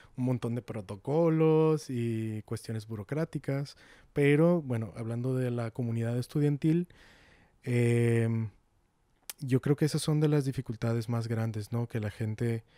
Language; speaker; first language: Spanish; native; Spanish